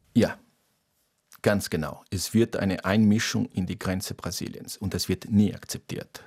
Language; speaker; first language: German; non-native, fluent; Portuguese